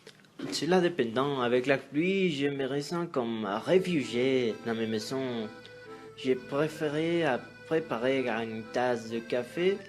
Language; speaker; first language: French; non-native, learner; Spanish